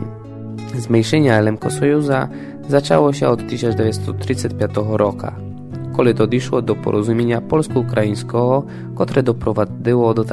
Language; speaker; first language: Polish; non-native, local second language; Rusyn